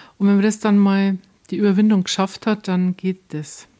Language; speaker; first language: German; native; German